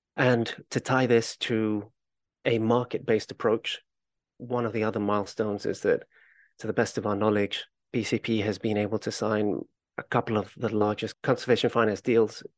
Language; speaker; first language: English; native; English